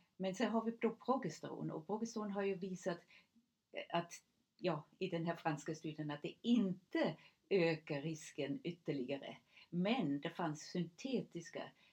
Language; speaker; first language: Swedish; non-native, fluent; German